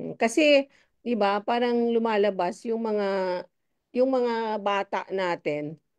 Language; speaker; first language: Filipino; native; Filipino